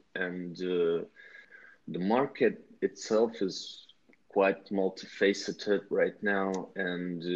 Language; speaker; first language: English; non-native, fluent; Russian